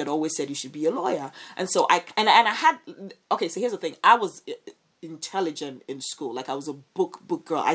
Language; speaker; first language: English; non-native, local second language; Akan